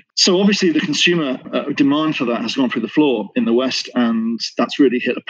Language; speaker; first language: English; native; English